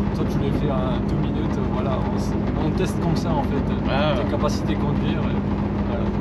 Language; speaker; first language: French; non-native, fluent; Spanish